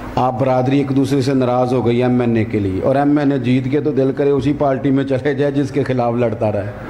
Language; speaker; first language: Urdu; non-native, local second language; Punjabi